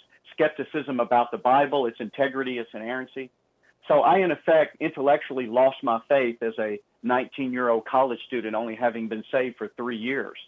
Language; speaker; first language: English; native; English